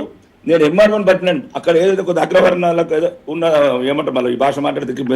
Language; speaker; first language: Telugu; native; Telugu